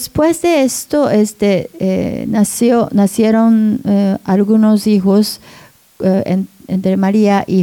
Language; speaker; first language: Spanish; non-native, learner; Japanese